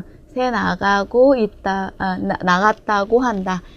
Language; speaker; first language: Korean; non-native, fluent; Vietnamese